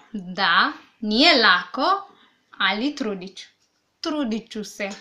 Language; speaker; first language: Serbian; non-native, learner; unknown